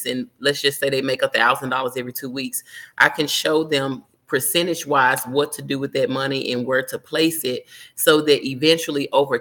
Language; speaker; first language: English; native; English